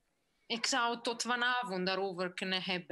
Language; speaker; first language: Dutch; non-native, fluent; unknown